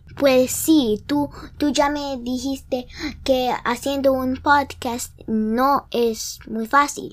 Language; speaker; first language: Spanish; early bilingual, heritage; English